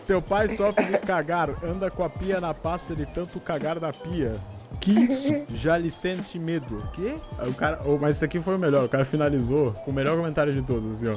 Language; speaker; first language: Portuguese; native; Portuguese